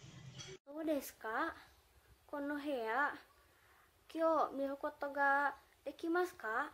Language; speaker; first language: Japanese; non-native, learner; Indonesian